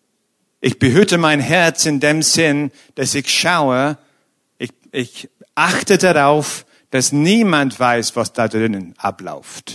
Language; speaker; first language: German; non-native, fluent; English